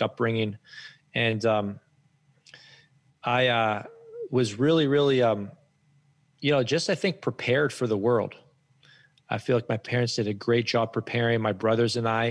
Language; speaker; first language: English; native; English